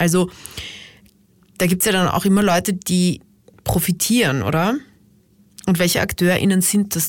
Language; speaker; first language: German; native; German